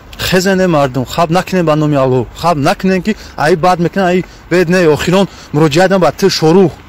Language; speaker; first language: Tajik; native; Tajik